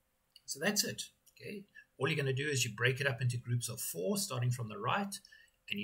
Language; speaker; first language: English; native; English